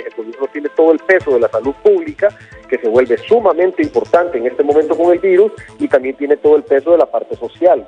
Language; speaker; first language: Spanish; native; Spanish